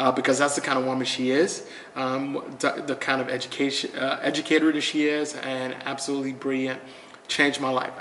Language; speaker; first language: English; native; English